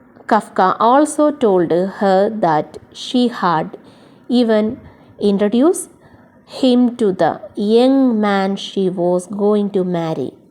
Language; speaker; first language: English; non-native, local second language; Malayalam